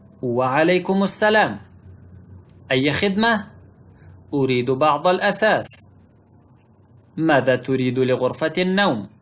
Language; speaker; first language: Arabic; non-native, fluent; Pashto